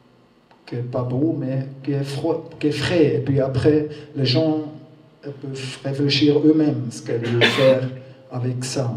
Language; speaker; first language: French; non-native, learner; German